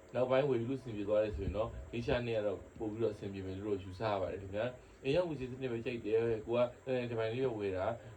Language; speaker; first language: Burmese; native; Burmese